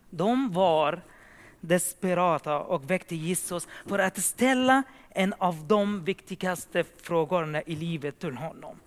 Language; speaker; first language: Swedish; non-native, fluent; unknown